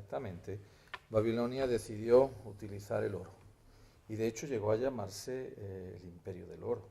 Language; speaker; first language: Spanish; native; Spanish